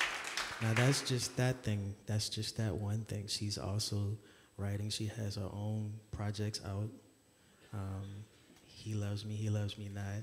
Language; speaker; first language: English; native; English